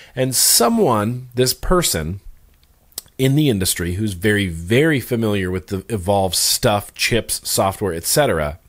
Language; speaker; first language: English; native; English